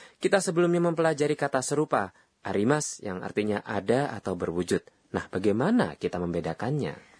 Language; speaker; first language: Indonesian; native; Indonesian